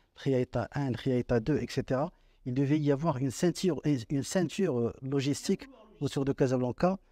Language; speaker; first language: French; non-native, local second language; Arabic